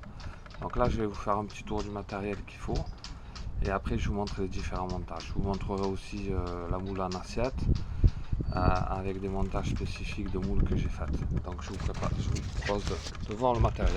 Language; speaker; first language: French; native; French